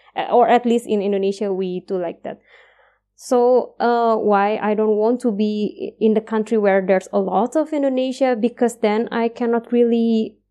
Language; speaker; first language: English; non-native, fluent; Indonesian